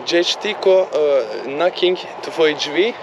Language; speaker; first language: Polish; non-native, learner; Turkish